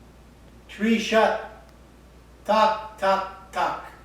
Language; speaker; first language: English; non-native, learner; French